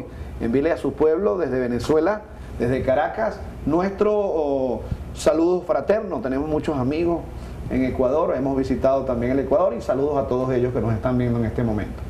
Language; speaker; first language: Spanish; native; Spanish